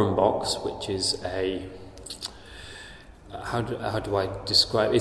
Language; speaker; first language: English; native; English